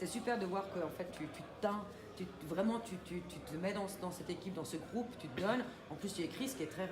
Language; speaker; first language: French; native; French